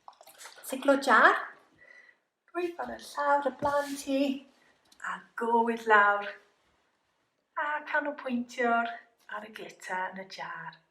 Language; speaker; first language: Welsh; non-native, local second language; English